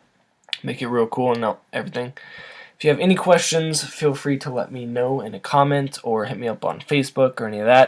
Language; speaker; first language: English; native; English